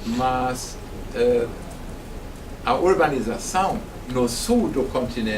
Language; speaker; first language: Portuguese; non-native, fluent; German